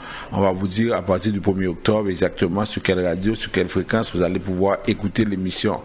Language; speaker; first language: French; native; French